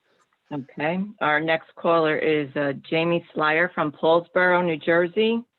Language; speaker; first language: English; native; English